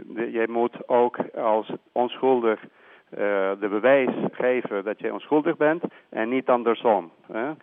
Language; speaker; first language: Dutch; non-native, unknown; Spanish